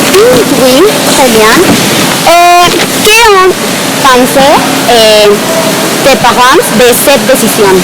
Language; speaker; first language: French; non-native, learner; Spanish